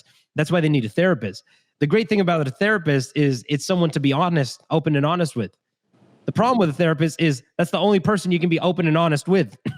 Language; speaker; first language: English; native; English